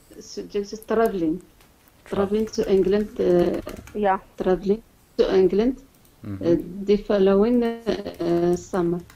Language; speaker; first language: English; non-native, fluent; Arabic